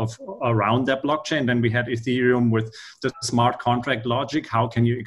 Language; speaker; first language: English; non-native, fluent; German